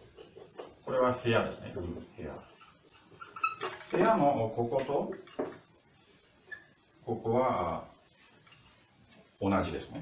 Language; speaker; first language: Japanese; non-native, fluent; Russian